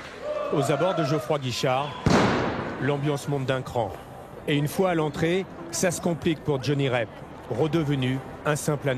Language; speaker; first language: French; native; French